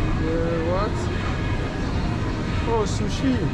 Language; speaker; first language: English; non-native, fluent; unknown